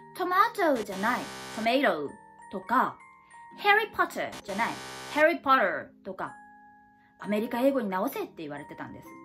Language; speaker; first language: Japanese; native; Japanese